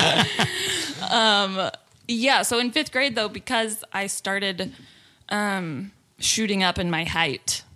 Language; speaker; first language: English; native; English